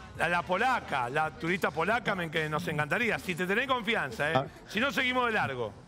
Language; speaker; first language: Spanish; native; Spanish